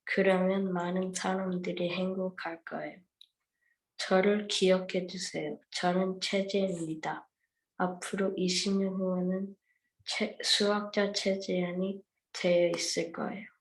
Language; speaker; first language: Korean; early bilingual, heritage; Korean